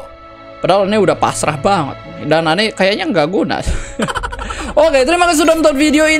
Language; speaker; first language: Indonesian; native; Indonesian